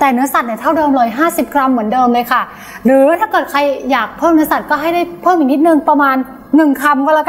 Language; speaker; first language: Thai; native; Thai